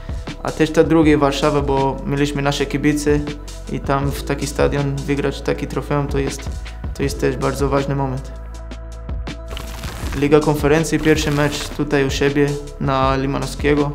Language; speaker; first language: Polish; non-native, learner; English